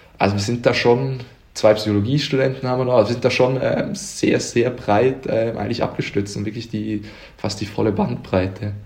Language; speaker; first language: German; native; German